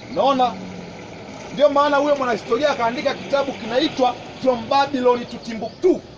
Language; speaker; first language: Swahili; native; Swahili